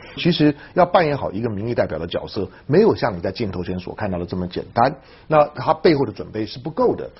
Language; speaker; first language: Chinese; native; Chinese